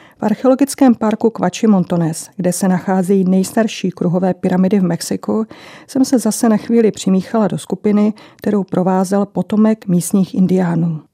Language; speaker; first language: Czech; native; Czech